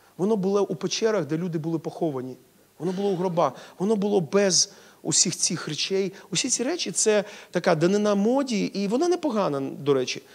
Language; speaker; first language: Ukrainian; non-native, local second language; Russian